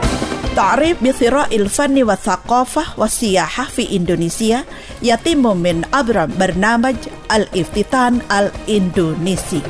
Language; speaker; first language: Arabic; non-native, fluent; Indonesian